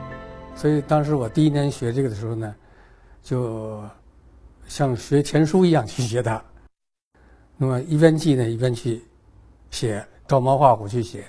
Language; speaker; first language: Chinese; native; Chinese